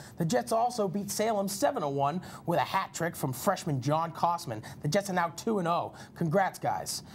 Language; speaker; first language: English; native; English